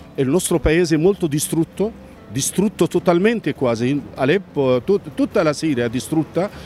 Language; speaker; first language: Italian; non-native, fluent; Arabic